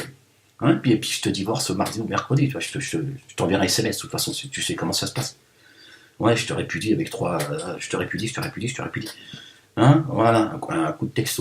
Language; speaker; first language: French; native; French